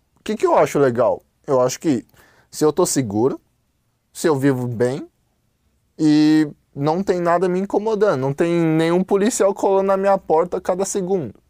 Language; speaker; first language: Portuguese; non-native, fluent; Chinese